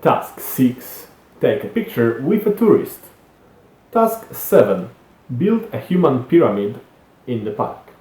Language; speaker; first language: English; non-native, fluent; Polish